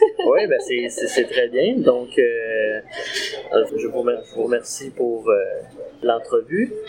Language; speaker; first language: French; native; French